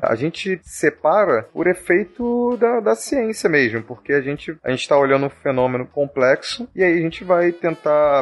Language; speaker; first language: Portuguese; native; Portuguese